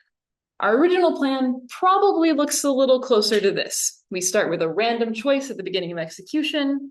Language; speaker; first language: English; native; English